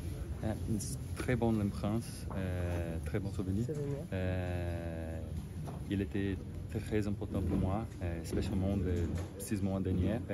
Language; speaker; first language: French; non-native, learner; Portuguese